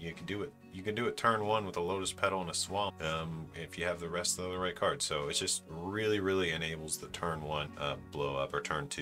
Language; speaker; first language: English; native; English